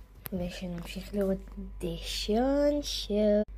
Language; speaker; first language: Hebrew; native; Hebrew